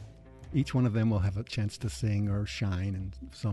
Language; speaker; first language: English; native; English